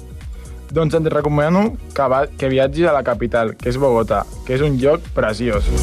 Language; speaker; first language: Catalan; non-native, learner; Spanish